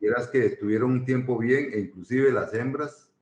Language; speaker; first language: Spanish; native; Spanish